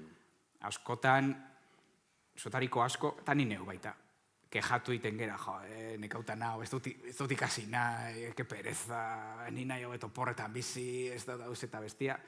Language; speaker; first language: Basque; native; Basque